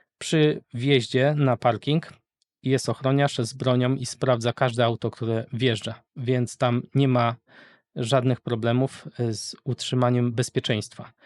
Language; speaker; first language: Polish; native; Polish